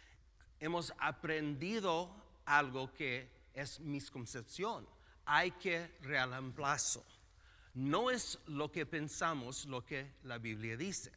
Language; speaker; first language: Spanish; non-native, fluent; English